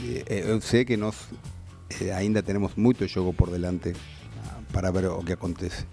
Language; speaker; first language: Portuguese; non-native, fluent; Spanish